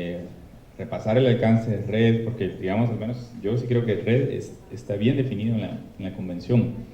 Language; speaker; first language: Spanish; native; Spanish